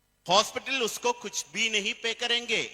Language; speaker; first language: Hindi; non-native, fluent; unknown